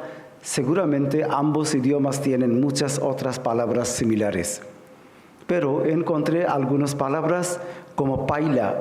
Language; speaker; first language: Spanish; non-native, fluent; Bangla